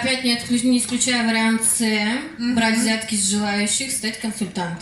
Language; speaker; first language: Russian; native; Russian